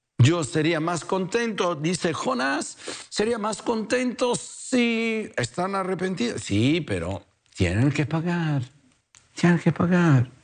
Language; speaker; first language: Spanish; non-native, fluent; Italian